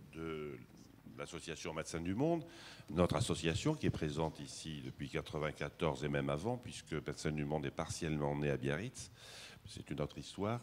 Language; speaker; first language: French; native; French